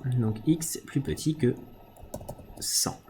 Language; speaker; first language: French; native; French